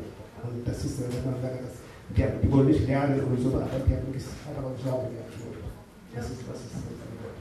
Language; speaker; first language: German; non-native, learner; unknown